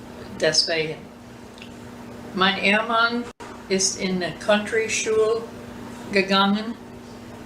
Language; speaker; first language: German; early bilingual, heritage; German